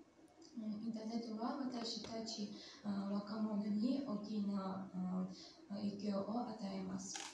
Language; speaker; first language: Japanese; non-native, fluent; Armenian